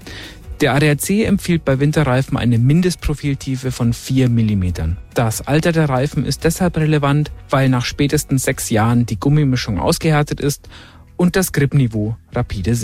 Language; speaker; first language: German; native; German